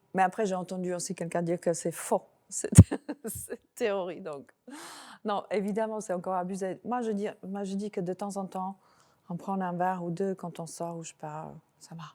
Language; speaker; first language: French; non-native, fluent; Slovak